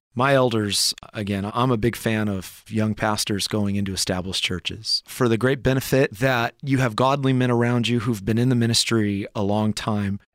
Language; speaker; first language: English; native; English